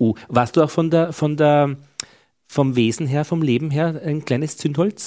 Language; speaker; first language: German; native; German